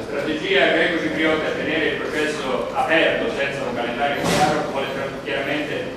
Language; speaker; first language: Italian; native; Italian